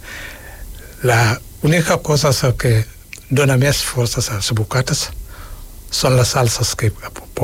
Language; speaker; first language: Catalan; non-native, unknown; Wolof